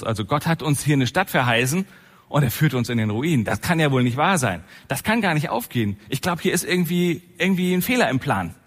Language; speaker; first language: German; native; German